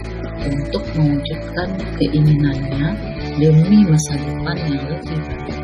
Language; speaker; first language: Indonesian; native; Indonesian